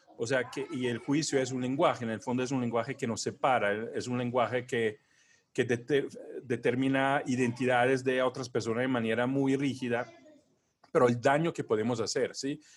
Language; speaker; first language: Spanish; non-native, fluent; Italian